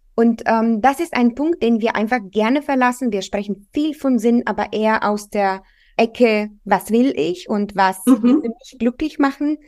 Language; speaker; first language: German; non-native, fluent; Bulgarian